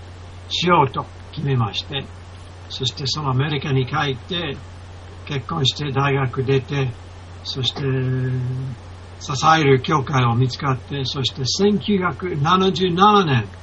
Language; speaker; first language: Japanese; non-native, fluent; English